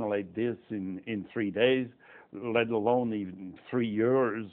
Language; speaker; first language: English; non-native, fluent; French